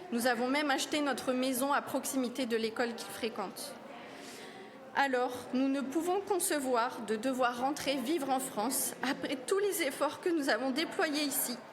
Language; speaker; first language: French; native; French